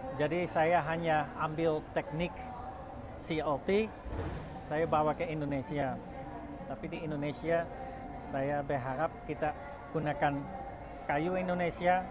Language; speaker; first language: Indonesian; non-native, fluent; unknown